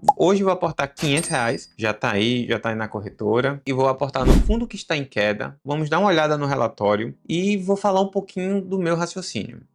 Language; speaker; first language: Portuguese; native; Portuguese